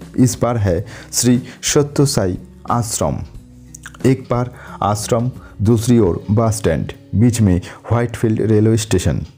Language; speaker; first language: Hindi; non-native, local second language; Bangla